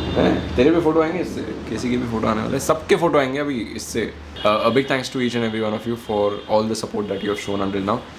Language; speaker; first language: Hindi; native; Hindi